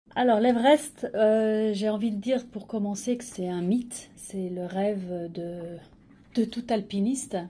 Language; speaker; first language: French; native; French